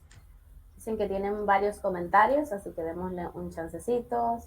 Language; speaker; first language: Spanish; native; Spanish